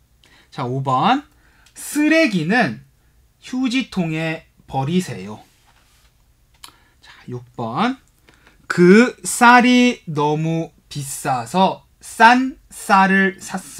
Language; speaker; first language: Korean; non-native, fluent; Chinese